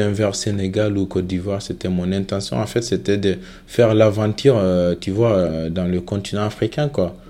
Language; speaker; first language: French; non-native, local second language; Fula